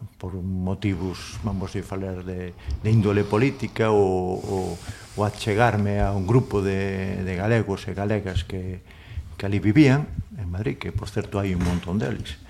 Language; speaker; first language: Galician; non-native, local second language; Spanish